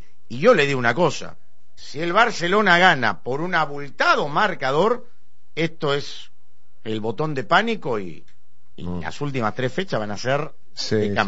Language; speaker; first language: Spanish; native; Spanish